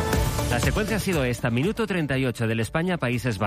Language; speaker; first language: Spanish; native; Spanish